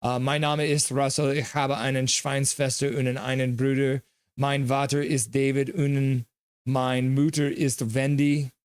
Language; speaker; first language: German; non-native, learner; English